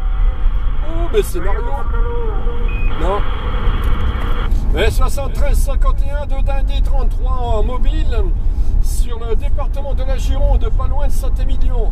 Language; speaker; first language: French; native; French